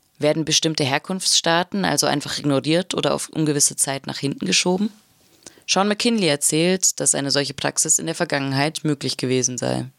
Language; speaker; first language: German; native; German